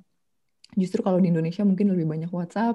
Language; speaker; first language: Indonesian; native; Indonesian